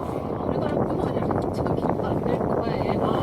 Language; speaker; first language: Korean; non-native, fluent; Russian